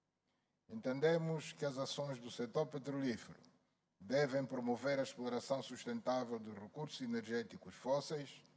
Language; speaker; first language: Portuguese; native; Portuguese